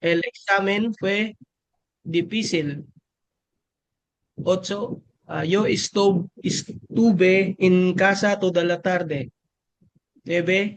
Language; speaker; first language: Spanish; non-native, learner; Filipino